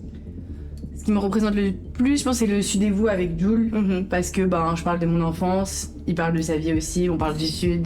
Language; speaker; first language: French; native; French